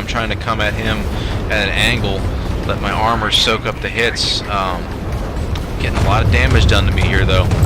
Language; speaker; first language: English; native; English